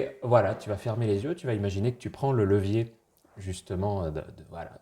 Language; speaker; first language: French; native; French